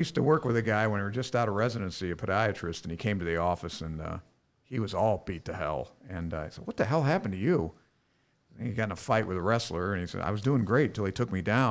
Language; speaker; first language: English; native; English